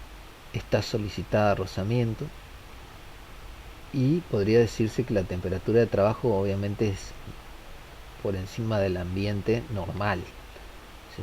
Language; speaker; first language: Spanish; native; Spanish